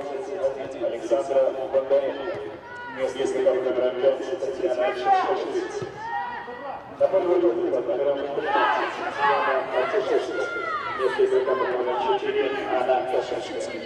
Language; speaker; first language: Russian; native; Russian